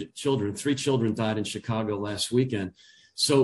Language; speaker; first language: English; native; English